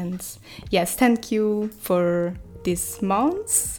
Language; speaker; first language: English; non-native, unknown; Italian